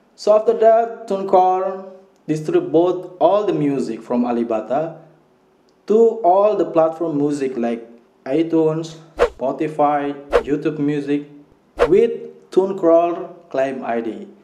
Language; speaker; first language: English; non-native, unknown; Indonesian